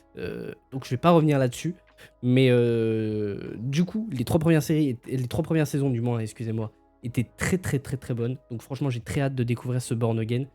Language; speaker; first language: French; native; French